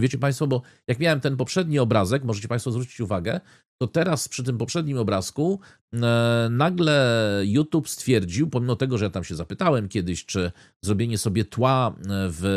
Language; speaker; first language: Polish; native; Polish